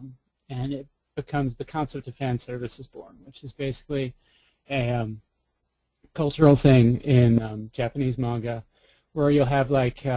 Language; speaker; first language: English; native; English